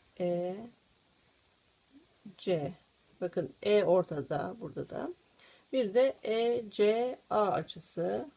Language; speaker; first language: Turkish; native; Turkish